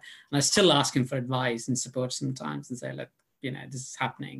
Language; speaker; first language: English; non-native, local second language; Tamil